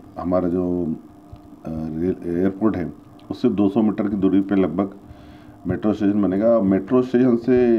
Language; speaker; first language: Hindi; native; Hindi